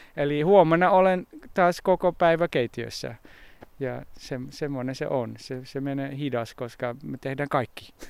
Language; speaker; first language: Finnish; non-native, fluent; Dutch